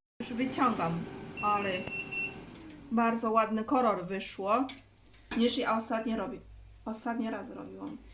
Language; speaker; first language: Polish; non-native, learner; Chinese